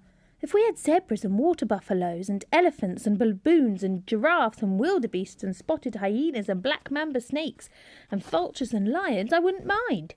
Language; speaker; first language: English; native; English